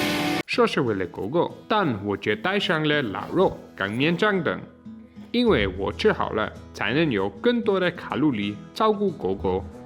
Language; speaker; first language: Chinese; native; Chinese